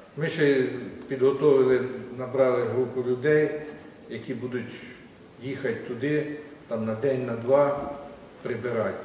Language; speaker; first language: Ukrainian; native; Ukrainian